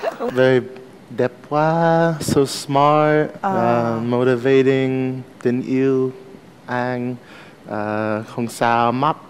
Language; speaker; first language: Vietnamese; non-native, learner; English